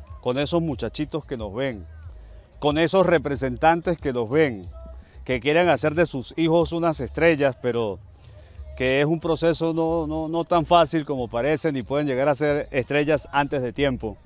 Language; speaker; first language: Spanish; native; Spanish